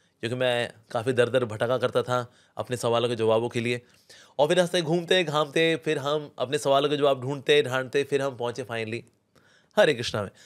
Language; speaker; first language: Hindi; native; Hindi